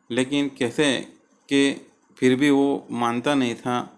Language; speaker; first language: Hindi; non-native, local second language; Gujarati